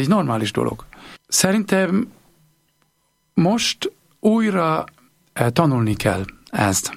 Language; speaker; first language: Hungarian; non-native, learner; German